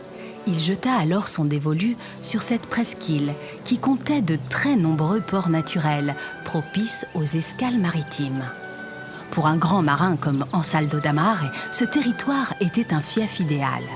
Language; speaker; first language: French; native; French